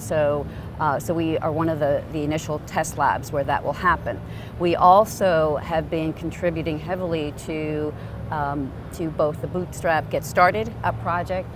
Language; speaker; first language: English; native; English